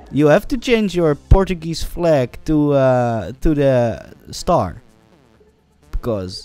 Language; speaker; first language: English; non-native, learner; Dutch